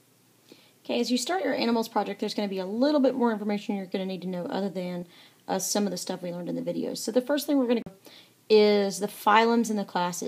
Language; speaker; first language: English; native; English